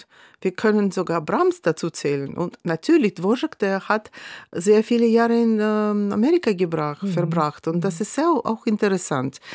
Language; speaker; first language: German; non-native, fluent; Russian